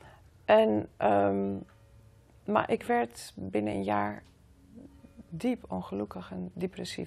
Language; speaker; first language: Dutch; non-native, fluent; Greek